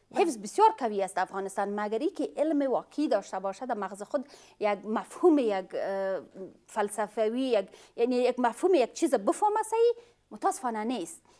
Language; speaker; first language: Persian; non-native, fluent; Pashto